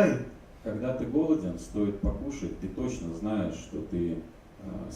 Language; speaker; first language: Russian; native; Russian